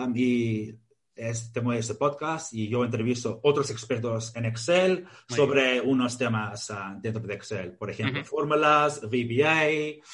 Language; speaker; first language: Spanish; non-native, fluent; English